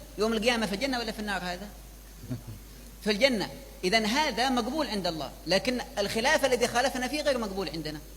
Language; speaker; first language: Arabic; native; Arabic